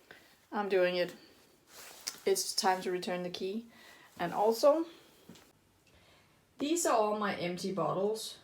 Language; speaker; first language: English; non-native, fluent; Danish